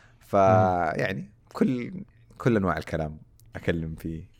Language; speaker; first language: Arabic; early bilingual, heritage; Arabic